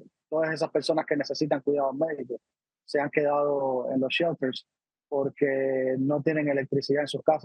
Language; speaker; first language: Spanish; native; Spanish